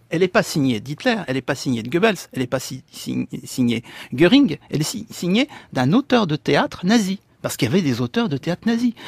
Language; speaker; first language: French; native; French